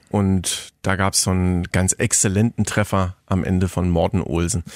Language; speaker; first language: German; native; German